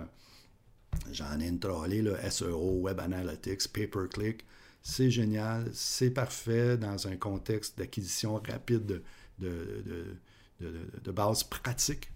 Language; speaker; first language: French; native; French